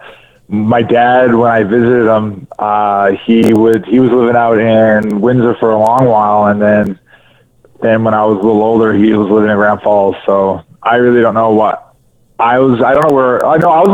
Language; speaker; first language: English; native; English